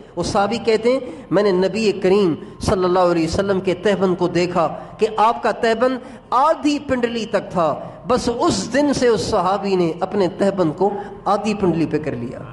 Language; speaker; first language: Urdu; non-native, local second language; Sindhi